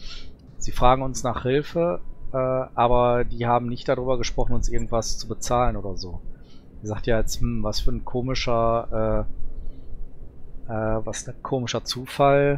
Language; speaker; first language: German; native; German